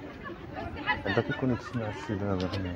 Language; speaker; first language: Arabic; native; Arabic